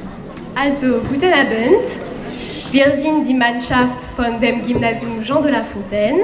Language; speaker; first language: German; non-native, learner; French